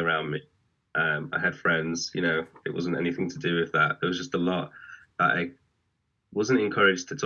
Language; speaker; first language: English; native; English